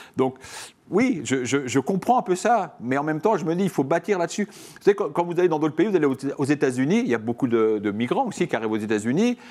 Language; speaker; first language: French; native; French